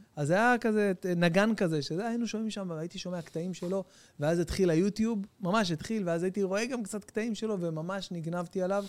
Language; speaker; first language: Hebrew; native; Hebrew